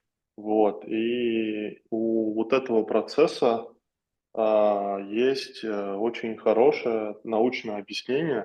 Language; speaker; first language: Russian; native; Russian